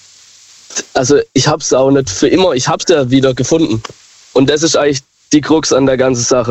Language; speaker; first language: German; native; German